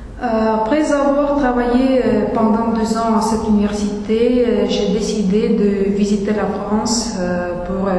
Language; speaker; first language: French; non-native, fluent; Russian